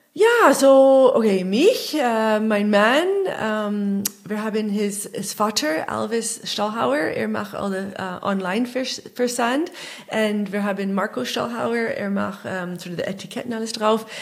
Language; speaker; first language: German; non-native, fluent; English